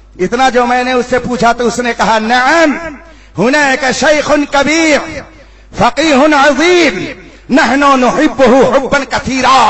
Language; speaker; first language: Urdu; native; Urdu